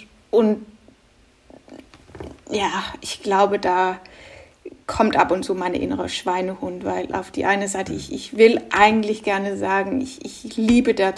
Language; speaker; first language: German; non-native, fluent; Danish